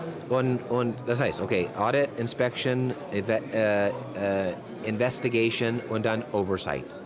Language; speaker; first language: German; non-native, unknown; English